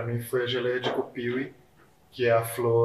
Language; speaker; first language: Portuguese; native; Portuguese